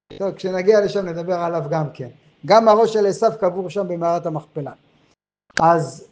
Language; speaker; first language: Hebrew; non-native, fluent; French